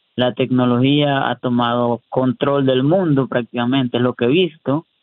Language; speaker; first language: Spanish; early bilingual, heritage; Spanish